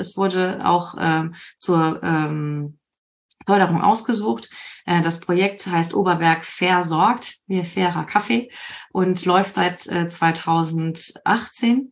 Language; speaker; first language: German; native; German